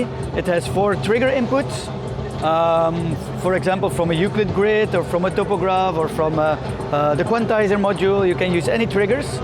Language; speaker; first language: English; non-native, fluent; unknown